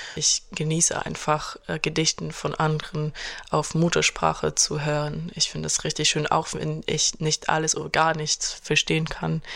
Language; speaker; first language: German; non-native, fluent; French